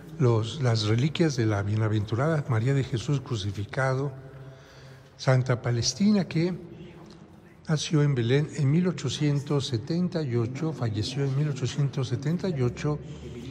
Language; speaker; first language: Spanish; native; Spanish